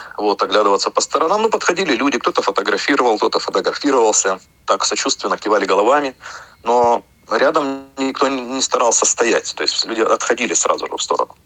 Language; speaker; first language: Russian; native; Russian